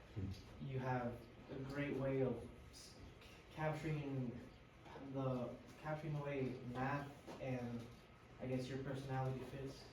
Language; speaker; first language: English; early bilingual, other home language; Spanish